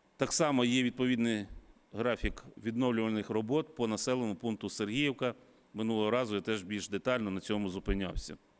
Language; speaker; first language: Ukrainian; native; Ukrainian